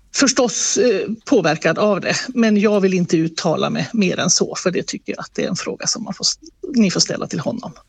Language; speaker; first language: Swedish; native; Swedish